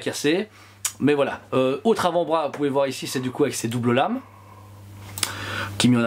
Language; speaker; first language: French; native; French